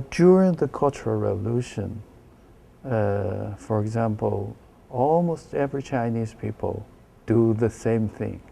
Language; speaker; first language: English; non-native, learner; Chinese